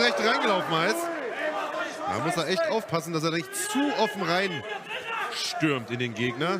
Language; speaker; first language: German; native; German